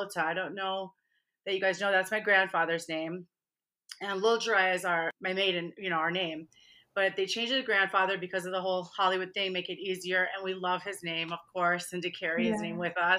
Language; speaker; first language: English; early bilingual, other home language; Albanian